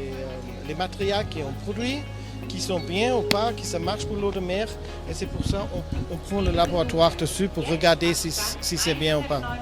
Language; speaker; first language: French; non-native, learner; German